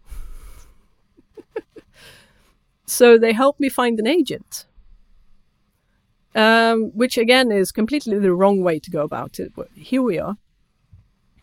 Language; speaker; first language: English; non-native, fluent; Swedish